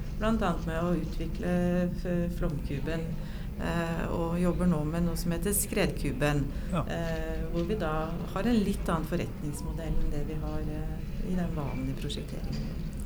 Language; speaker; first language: Norwegian; native; Norwegian